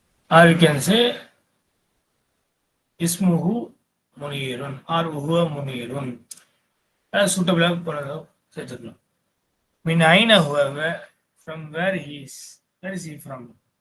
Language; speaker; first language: English; non-native, local second language; Tamil